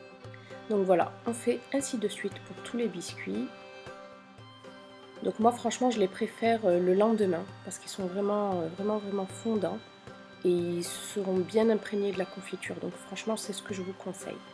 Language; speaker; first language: French; native; French